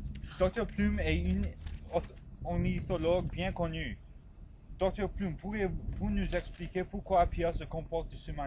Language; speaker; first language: French; non-native, learner; English